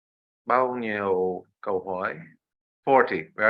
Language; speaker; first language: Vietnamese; non-native, learner; English